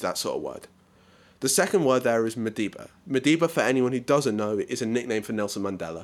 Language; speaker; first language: English; native; English